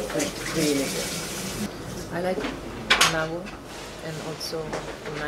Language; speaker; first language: Japanese; non-native, learner; Italian